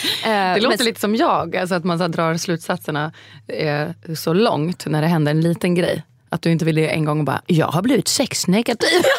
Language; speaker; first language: Swedish; native; Swedish